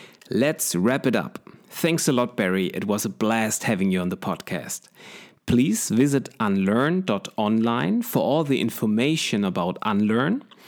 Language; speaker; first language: English; non-native, fluent; German